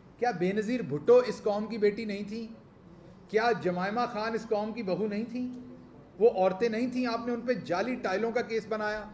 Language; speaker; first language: Urdu; non-native, local second language; Punjabi